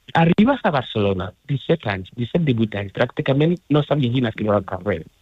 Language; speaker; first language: Catalan; non-native, fluent; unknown